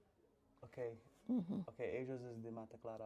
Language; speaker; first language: Spanish; non-native, learner; English